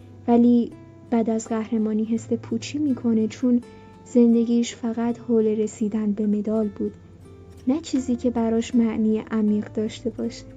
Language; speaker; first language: Persian; native; Persian